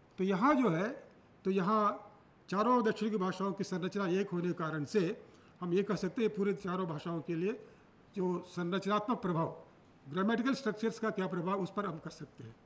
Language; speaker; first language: Hindi; non-native, local second language; Telugu